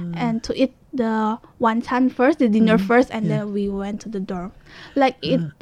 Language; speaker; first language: English; non-native, learner; Indonesian